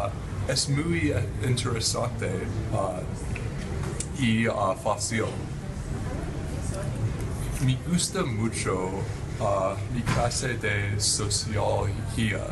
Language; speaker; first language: Spanish; non-native, learner; English